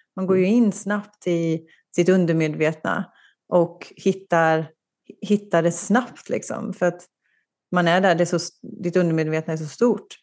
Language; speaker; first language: Swedish; native; Swedish